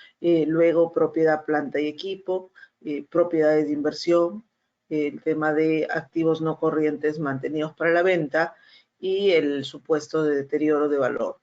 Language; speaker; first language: Spanish; native; Spanish